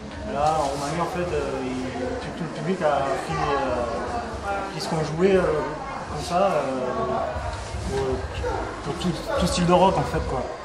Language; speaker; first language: French; native; French